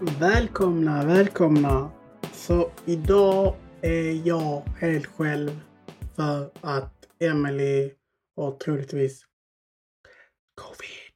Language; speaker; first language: Swedish; early bilingual, other home language; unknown